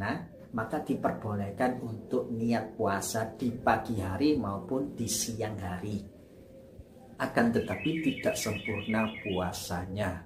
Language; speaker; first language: Indonesian; native; Indonesian